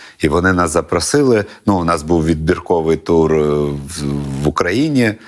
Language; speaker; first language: Ukrainian; non-native, local second language; Russian